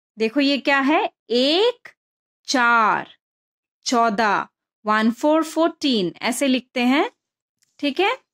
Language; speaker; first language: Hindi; non-native, local second language; Bangla